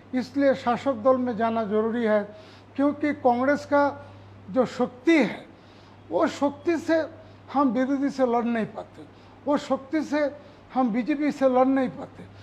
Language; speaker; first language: Hindi; non-native, local second language; Bangla